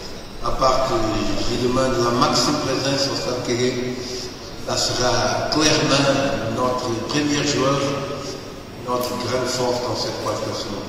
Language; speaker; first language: French; non-native, learner; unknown